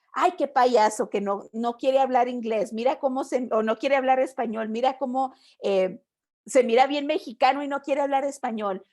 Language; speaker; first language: Spanish; early bilingual, heritage; Spanish